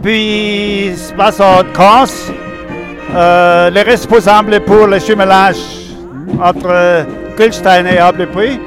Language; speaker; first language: French; non-native, learner; German